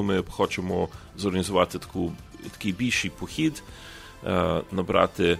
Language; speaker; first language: Ukrainian; early bilingual, heritage; Ukrainian